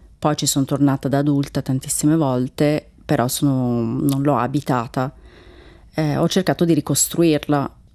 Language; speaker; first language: Italian; early bilingual, other home language; Turkish